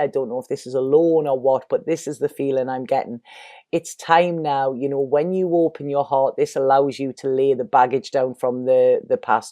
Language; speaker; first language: English; native; English